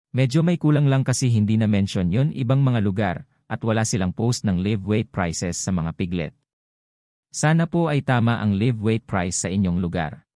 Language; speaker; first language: Filipino; non-native, local second language; Bikol